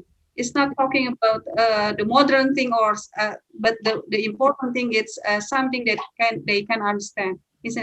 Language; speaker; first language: English; non-native, fluent; Indonesian